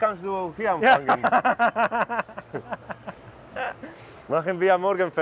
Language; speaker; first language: German; non-native, fluent; Spanish